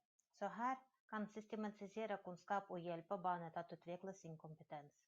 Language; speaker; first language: Swedish; non-native, learner; Russian